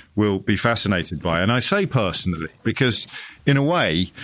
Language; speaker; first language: English; native; English